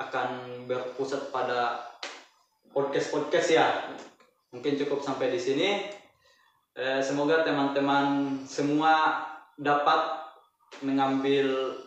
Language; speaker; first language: Indonesian; native; Indonesian